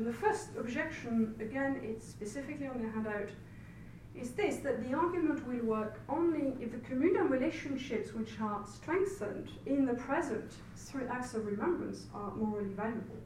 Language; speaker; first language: English; non-native, fluent; French